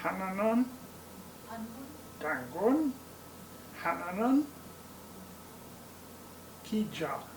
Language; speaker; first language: Korean; non-native, learner; English